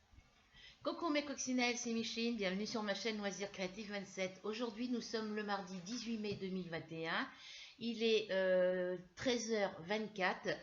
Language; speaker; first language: French; native; French